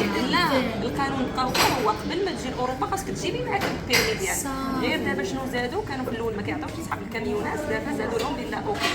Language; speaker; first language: Arabic; native; Arabic